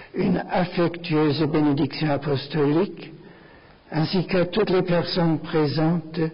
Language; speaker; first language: French; non-native, fluent; German